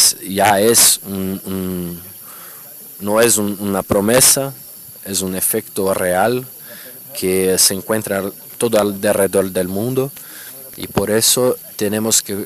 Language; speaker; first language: Spanish; non-native, fluent; Portuguese